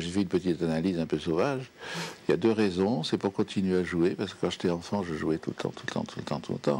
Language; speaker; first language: French; native; French